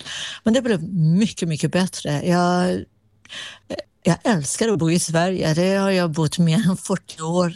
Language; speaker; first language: Swedish; non-native, fluent; Persian